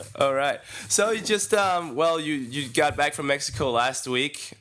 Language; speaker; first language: English; non-native, fluent; Danish